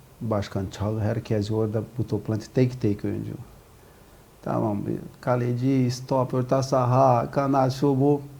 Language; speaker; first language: Turkish; non-native, learner; Portuguese